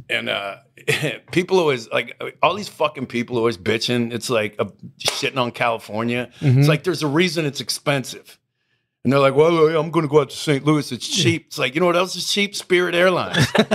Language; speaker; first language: English; native; English